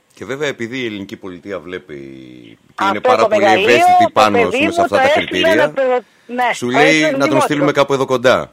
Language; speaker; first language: Greek; native; Greek